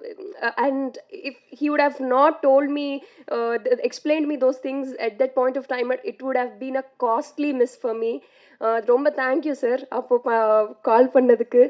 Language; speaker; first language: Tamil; non-native, learner; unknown